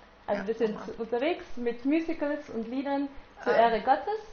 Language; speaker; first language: German; native; German